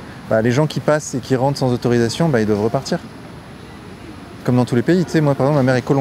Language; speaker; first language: French; native; French